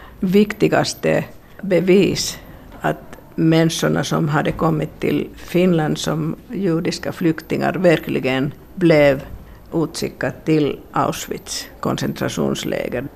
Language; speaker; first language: Swedish; non-native, local second language; Finnish